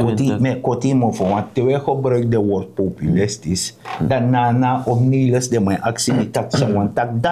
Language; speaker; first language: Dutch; non-native, local second language; Sranan Tongo